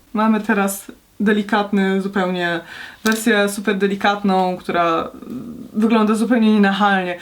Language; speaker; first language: Polish; native; Polish